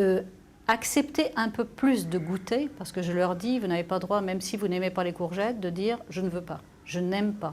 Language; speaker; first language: French; native; French